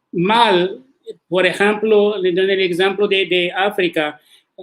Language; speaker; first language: Spanish; non-native, learner; Arabic